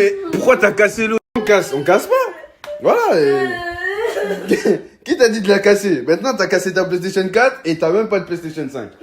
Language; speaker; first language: French; native; French